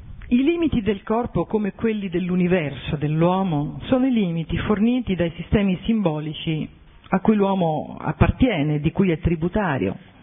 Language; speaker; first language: Italian; native; Italian